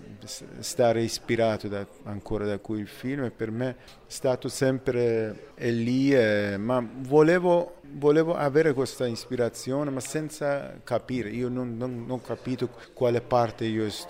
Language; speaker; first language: Italian; non-native, fluent; Persian